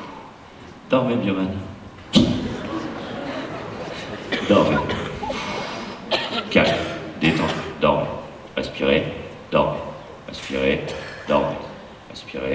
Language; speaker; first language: French; native; French